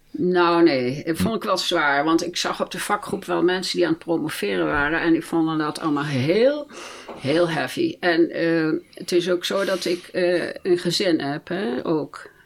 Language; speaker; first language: Dutch; native; Dutch